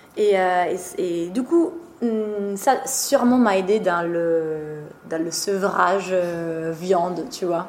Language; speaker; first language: French; non-native, fluent; Italian